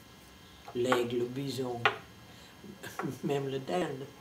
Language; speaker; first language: French; non-native, fluent; English